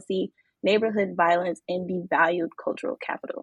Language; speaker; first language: English; native; English